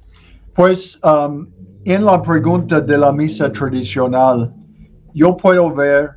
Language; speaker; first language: Spanish; non-native, learner; English